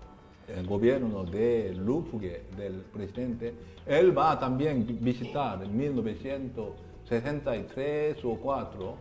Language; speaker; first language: Spanish; non-native, learner; Korean